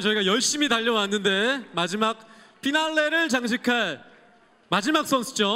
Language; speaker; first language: Korean; native; Korean